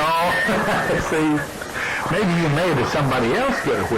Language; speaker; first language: English; native; English